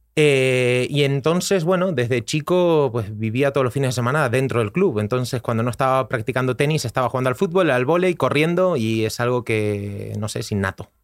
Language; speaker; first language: Spanish; native; Spanish